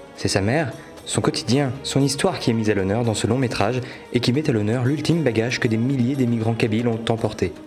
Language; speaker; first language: French; native; French